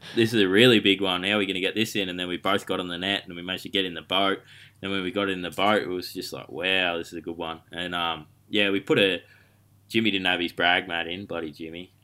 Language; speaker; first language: English; native; English